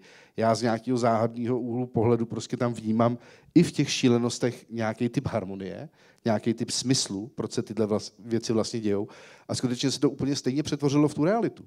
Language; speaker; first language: Czech; native; Czech